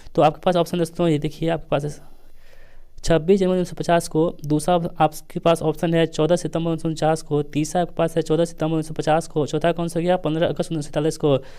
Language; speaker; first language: Hindi; native; Hindi